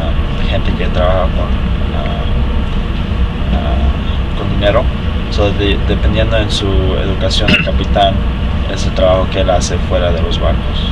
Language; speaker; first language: Spanish; early bilingual, heritage; Spanish